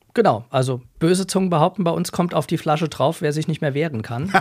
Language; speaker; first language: German; native; German